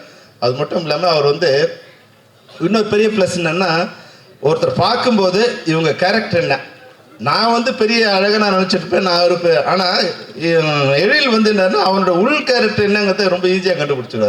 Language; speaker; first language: Tamil; native; Tamil